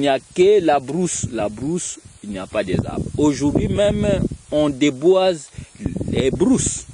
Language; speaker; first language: French; non-native, local second language; Kongo